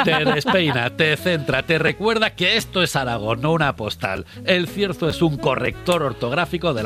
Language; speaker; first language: Spanish; native; Spanish